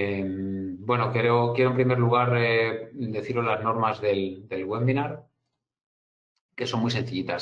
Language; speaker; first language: Spanish; native; Spanish